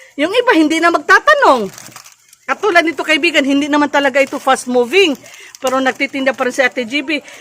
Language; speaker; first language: Filipino; native; Filipino